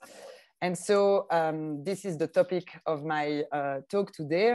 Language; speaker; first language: English; non-native, fluent; French